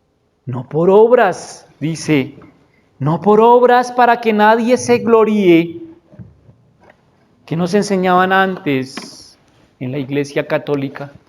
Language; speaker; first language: Spanish; native; Spanish